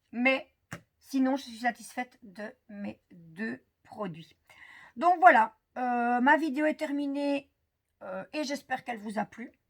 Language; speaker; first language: French; native; French